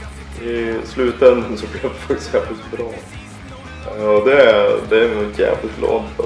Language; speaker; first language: Swedish; native; Swedish